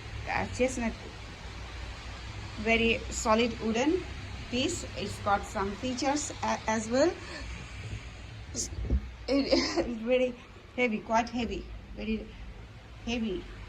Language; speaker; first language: English; non-native, local second language; Bangla